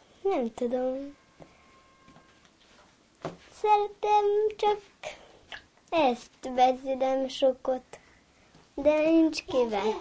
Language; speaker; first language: Hungarian; early bilingual, heritage; Hungarian